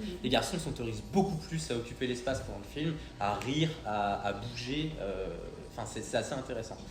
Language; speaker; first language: French; native; French